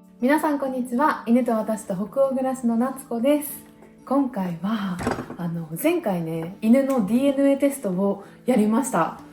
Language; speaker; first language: Japanese; native; Japanese